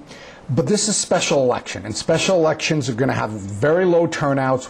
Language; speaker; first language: English; native; English